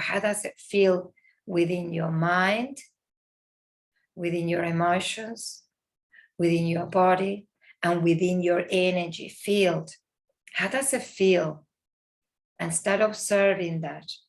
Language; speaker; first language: English; non-native, fluent; Spanish